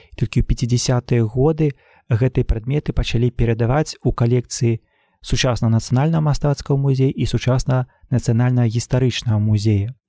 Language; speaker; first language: Belarusian; native; Belarusian